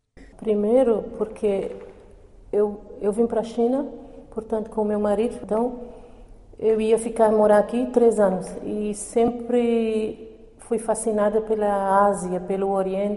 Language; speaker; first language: Portuguese; non-native, local second language; Kabuverdianu